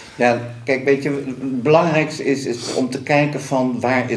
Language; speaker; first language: Dutch; non-native, learner; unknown